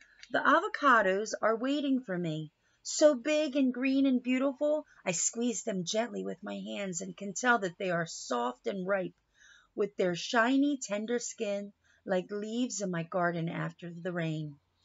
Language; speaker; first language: English; native; English